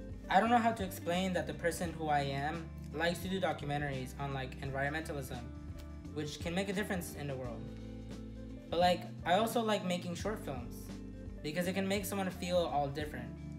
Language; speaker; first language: English; early bilingual, other home language; Spanish